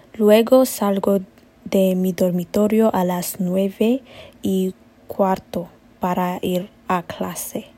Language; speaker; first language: Spanish; non-native, learner; Amharic